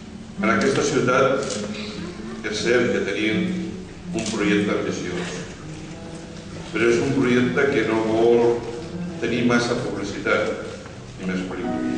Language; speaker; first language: Catalan; non-native, local second language; Spanish